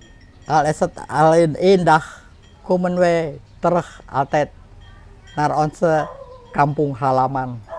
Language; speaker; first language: Dutch; non-native, fluent; Indonesian